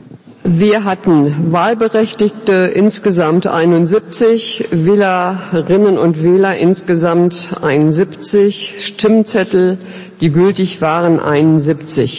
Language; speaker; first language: German; native; German